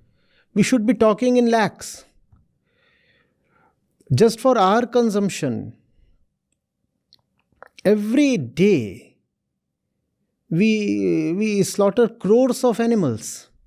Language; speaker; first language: English; non-native, local second language; Hindi